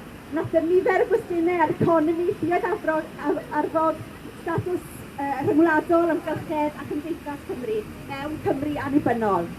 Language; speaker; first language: Welsh; native; Welsh